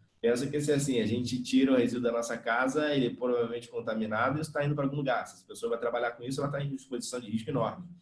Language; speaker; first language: Portuguese; native; Portuguese